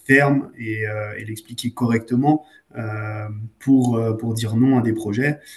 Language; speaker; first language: French; native; French